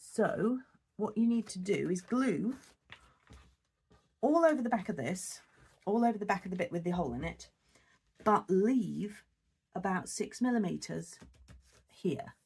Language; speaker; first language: English; native; English